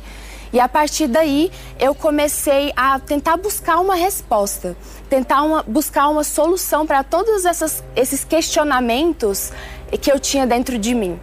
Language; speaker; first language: Portuguese; early bilingual, other home language; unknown